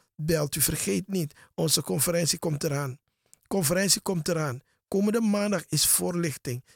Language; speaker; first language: Dutch; native; Dutch